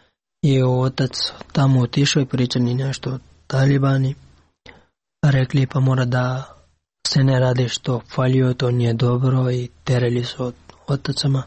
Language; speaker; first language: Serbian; non-native, learner; Pashto